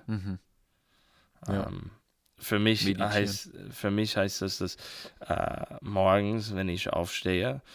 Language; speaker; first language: German; non-native, learner; English